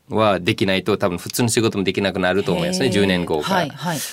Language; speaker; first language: Japanese; non-native, fluent; Nepali